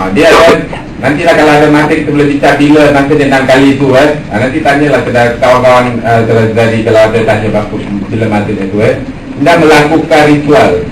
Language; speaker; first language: Malay; non-native, local second language; Tamil